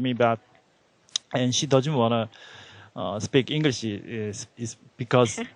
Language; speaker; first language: English; non-native, learner; Korean